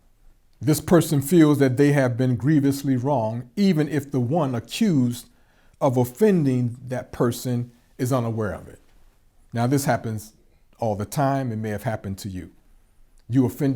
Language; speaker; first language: English; native; English